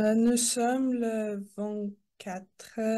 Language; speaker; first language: French; non-native, learner; Russian